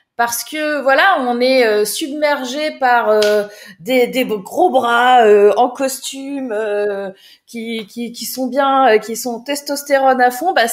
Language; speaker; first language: French; native; French